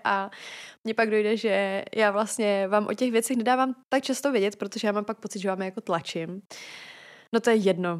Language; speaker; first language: Czech; native; Czech